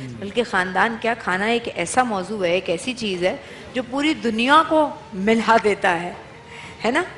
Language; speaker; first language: Urdu; native; Urdu